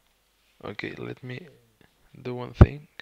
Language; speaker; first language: English; non-native, learner; Spanish